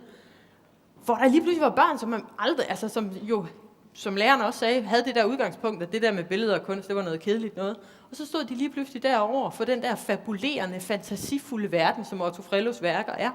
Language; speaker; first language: Danish; native; Danish